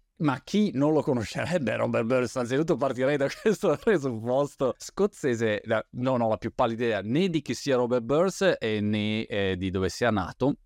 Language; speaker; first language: Italian; native; Italian